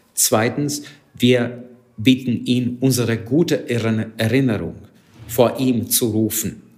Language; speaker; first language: German; non-native, fluent; Hungarian